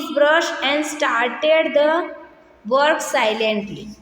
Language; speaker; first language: English; non-native, local second language; Gujarati